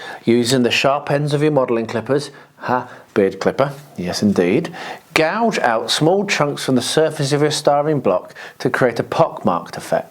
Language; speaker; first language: English; native; English